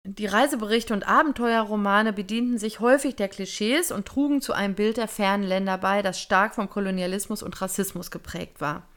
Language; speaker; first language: German; native; German